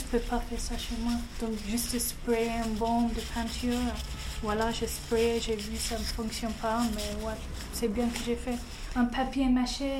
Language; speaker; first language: French; non-native, fluent; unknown